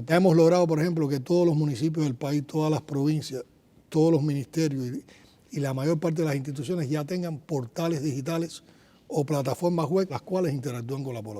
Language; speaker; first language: Spanish; native; Spanish